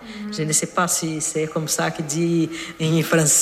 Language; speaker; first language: French; non-native, fluent; Portuguese